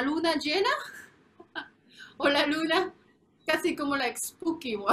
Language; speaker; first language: Spanish; non-native, fluent; Korean